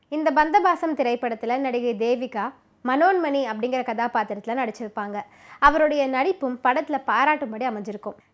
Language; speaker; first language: Tamil; native; Tamil